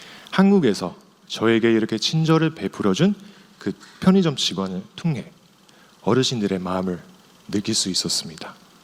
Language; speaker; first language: Korean; non-native, fluent; Chinese